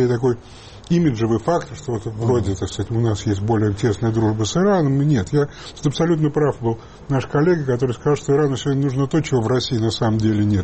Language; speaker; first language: Russian; native; Russian